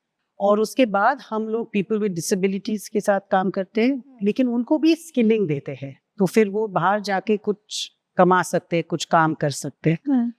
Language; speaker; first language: Hindi; non-native, local second language; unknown